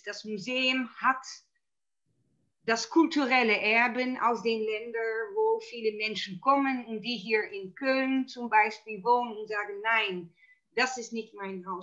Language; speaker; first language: German; non-native, fluent; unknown